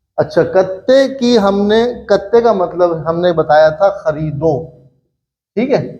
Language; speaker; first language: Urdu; native; Urdu